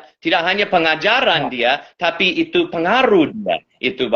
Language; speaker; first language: Indonesian; non-native, fluent; English